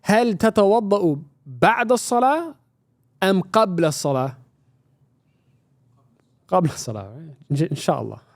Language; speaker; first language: Arabic; non-native, fluent; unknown